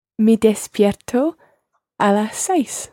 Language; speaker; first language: Spanish; non-native, learner; English